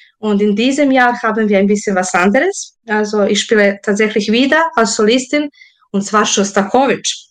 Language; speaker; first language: German; non-native, fluent; Serbian